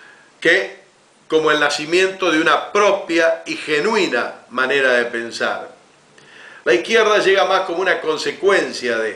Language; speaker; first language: Spanish; native; Spanish